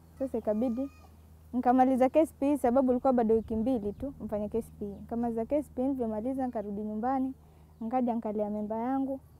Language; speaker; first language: Swahili; native; Swahili